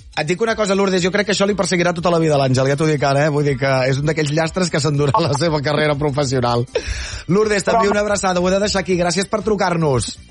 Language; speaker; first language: Catalan; native; Catalan